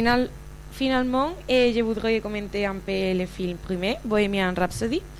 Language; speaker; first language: French; non-native, learner; Spanish